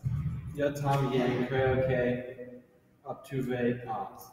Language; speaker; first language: Spanish; non-native, learner; English